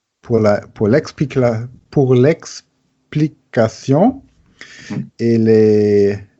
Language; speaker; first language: French; non-native, learner; German